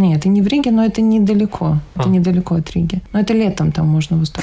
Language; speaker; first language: Russian; native; Russian